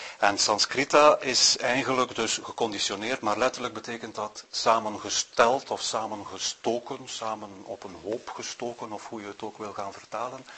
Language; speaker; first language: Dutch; native; Dutch